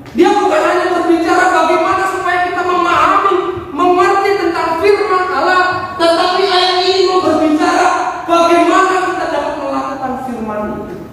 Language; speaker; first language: Indonesian; non-native, local second language; Javanese